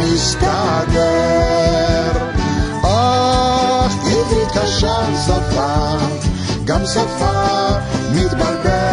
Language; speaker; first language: Hebrew; non-native, learner; Portuguese